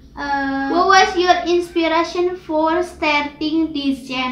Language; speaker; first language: English; non-native, learner; Indonesian